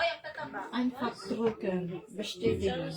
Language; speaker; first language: German; non-native, learner; Filipino